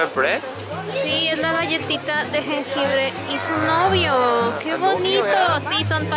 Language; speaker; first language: Spanish; native; Spanish